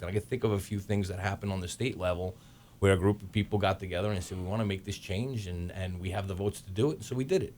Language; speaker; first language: English; native; English